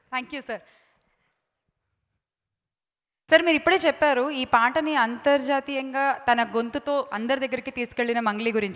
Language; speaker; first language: Telugu; native; Telugu